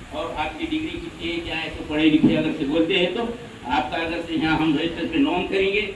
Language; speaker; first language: Hindi; non-native, local second language; Marathi